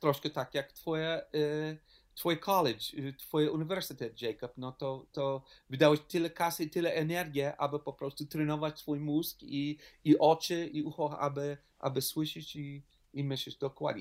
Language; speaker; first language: Polish; non-native, learner; English